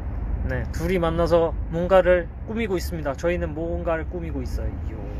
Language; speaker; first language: Korean; native; Korean